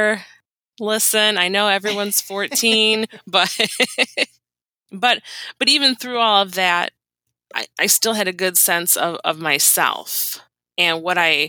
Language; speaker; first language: English; native; English